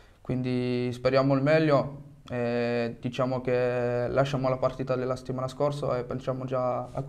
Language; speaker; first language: Italian; non-native, fluent; French